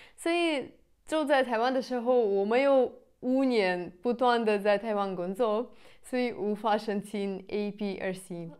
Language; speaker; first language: Chinese; non-native, fluent; Russian